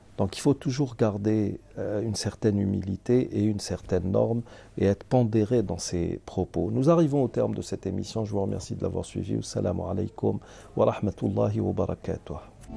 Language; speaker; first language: French; non-native, local second language; Arabic